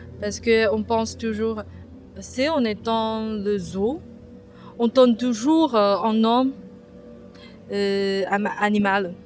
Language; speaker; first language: French; non-native, fluent; Chinese